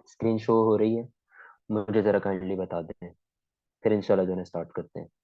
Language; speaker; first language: Urdu; non-native, local second language; Punjabi